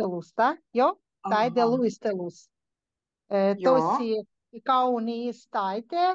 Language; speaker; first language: Finnish; non-native, learner; Ukrainian